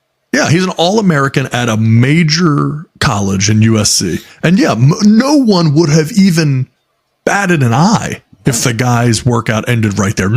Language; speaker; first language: English; native; English